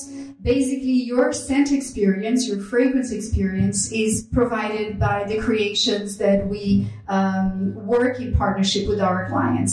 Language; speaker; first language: English; non-native, fluent; Portuguese